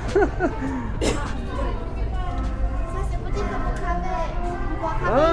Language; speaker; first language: French; non-native, learner; Chinese